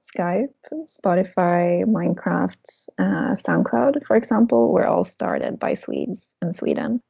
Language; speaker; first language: English; non-native, fluent; Swedish